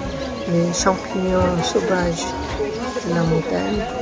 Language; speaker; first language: French; non-native, fluent; Korean